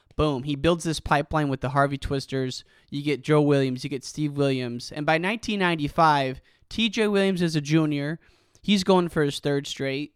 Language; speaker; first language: English; native; English